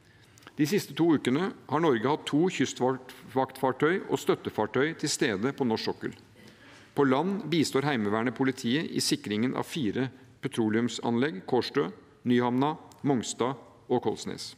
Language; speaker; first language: Norwegian; native; Norwegian